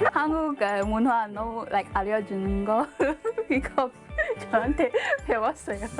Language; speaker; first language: Korean; non-native, learner; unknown